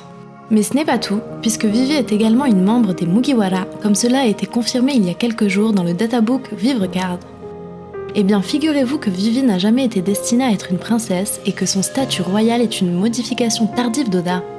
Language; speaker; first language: French; native; French